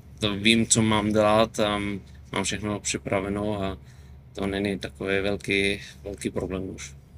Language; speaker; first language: Czech; non-native, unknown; German